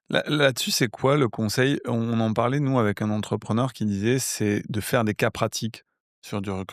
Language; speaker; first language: French; native; French